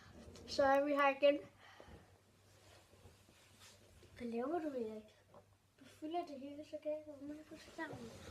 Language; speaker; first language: Danish; native; Danish